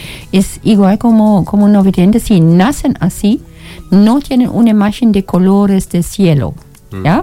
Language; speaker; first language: Spanish; non-native, learner; German